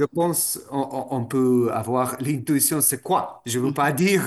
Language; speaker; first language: French; non-native, fluent; Russian